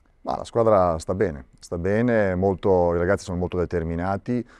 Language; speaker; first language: Italian; native; Italian